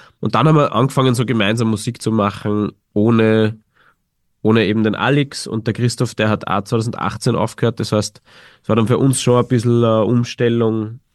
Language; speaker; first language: German; native; German